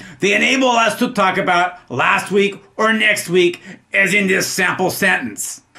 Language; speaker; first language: English; native; English